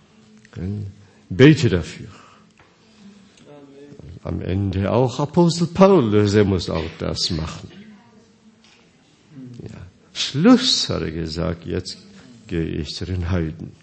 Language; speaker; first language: German; non-native, fluent; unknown